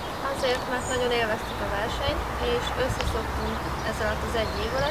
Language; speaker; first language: Hungarian; native; Hungarian